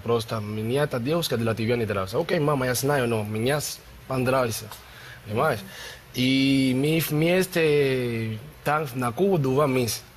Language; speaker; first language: Russian; non-native, learner; Spanish